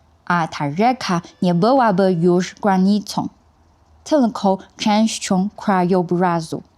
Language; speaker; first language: Polish; non-native, fluent; Chinese